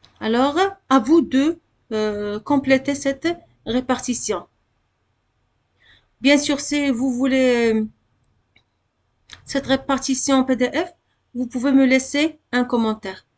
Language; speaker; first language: French; non-native, local second language; Arabic